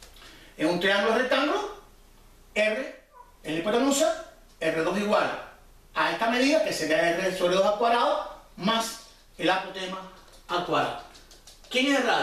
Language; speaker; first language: Spanish; native; Spanish